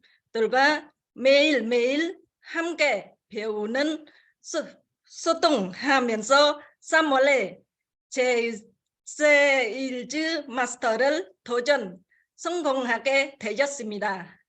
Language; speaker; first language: Korean; non-native, fluent; Khmer